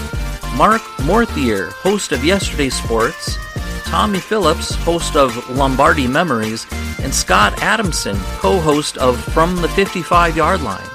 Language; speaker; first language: English; native; English